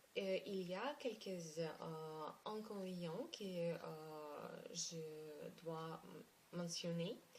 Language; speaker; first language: French; non-native, learner; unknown